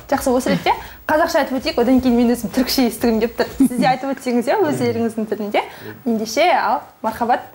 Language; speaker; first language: Kazakh; native; Kazakh